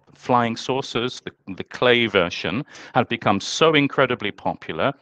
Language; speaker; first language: English; native; English